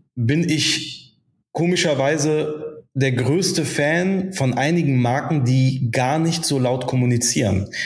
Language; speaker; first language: German; early bilingual, other home language; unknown